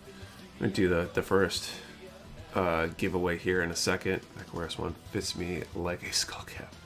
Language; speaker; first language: English; native; English